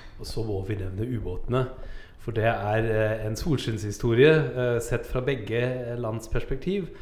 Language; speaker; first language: Norwegian; non-native, fluent; German